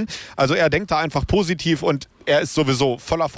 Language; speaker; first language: German; native; German